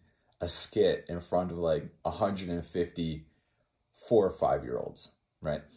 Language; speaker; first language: English; native; English